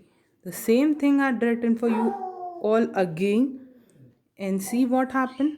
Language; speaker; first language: English; non-native, local second language; Hindi